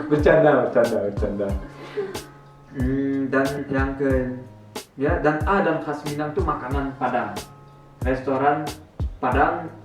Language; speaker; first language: Indonesian; early bilingual, heritage; Indonesian